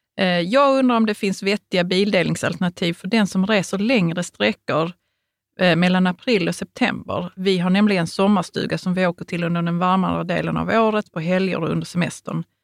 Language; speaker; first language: Swedish; native; Swedish